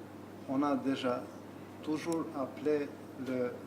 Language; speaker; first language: French; non-native, learner; Albanian